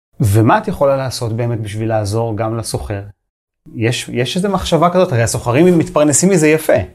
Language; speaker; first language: Hebrew; native; Hebrew